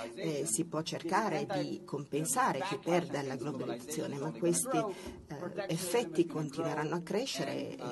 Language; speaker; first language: Italian; non-native, fluent; Catalan